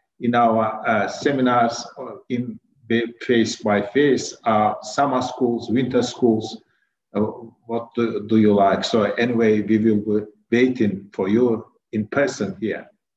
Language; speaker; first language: English; non-native, fluent; Turkish